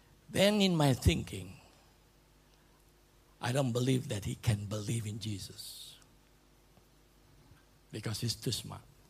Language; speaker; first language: English; non-native, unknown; Indonesian